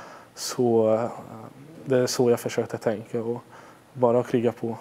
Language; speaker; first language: Swedish; non-native, fluent; Hungarian